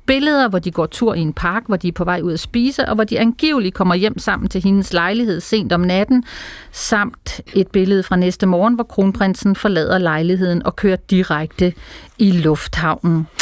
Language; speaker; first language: Danish; native; Danish